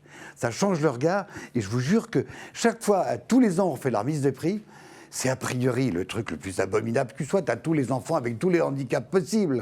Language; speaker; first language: French; native; French